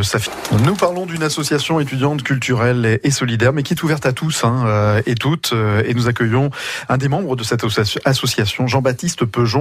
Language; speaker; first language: French; native; French